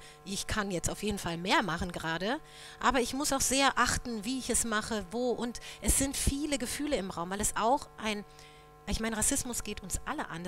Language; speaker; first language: German; native; German